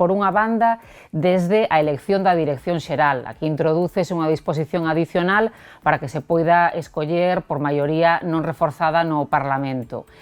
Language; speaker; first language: Galician; non-native, local second language; Spanish